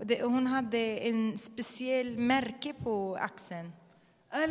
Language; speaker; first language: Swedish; non-native, fluent; Arabic